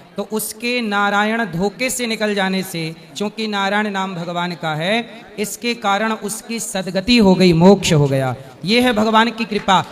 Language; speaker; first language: Hindi; native; Hindi